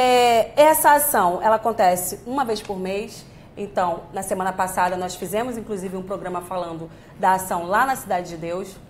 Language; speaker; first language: Portuguese; native; Portuguese